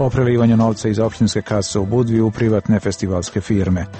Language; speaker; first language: Bosnian; native; Bosnian